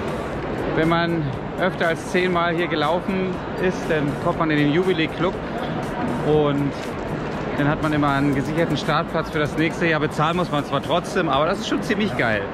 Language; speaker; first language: German; native; German